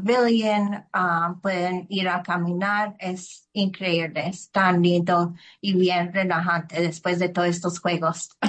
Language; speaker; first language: Spanish; early bilingual, heritage; Spanish